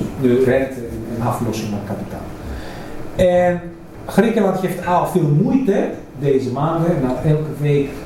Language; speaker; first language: Dutch; non-native, fluent; Greek